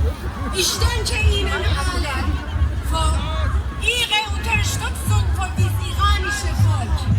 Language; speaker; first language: German; non-native, fluent; Persian